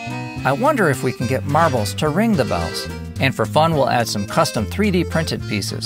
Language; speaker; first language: English; native; English